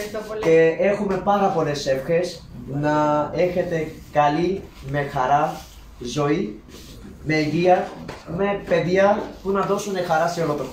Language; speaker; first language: Greek; non-native, learner; Urdu